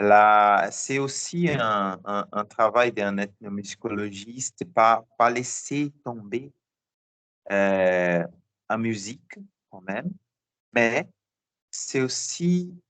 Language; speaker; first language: French; non-native, learner; Portuguese